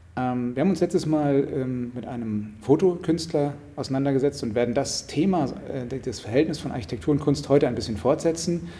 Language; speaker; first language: German; native; German